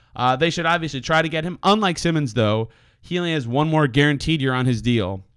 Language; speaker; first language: English; native; English